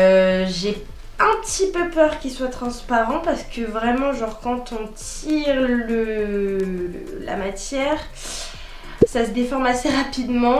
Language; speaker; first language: French; native; French